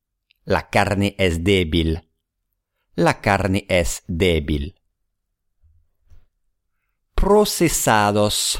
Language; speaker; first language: Spanish; non-native, fluent; English